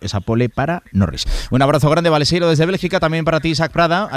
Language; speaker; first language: Spanish; native; Spanish